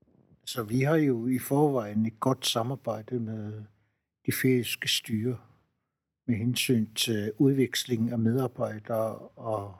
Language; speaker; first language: Danish; non-native, local second language; Kalaallisut